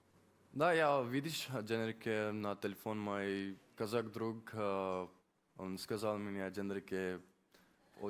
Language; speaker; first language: Russian; non-native, learner; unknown